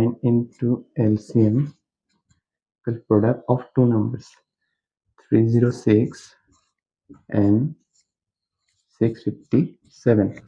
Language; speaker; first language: English; non-native, local second language; Hindi